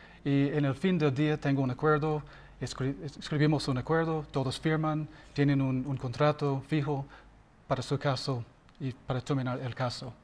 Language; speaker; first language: Spanish; non-native, learner; English